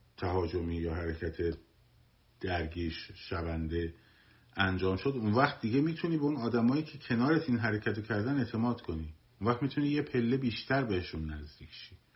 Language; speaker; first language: Persian; native; Persian